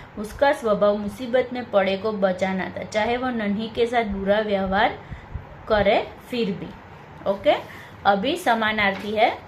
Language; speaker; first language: Hindi; non-native, local second language; Gujarati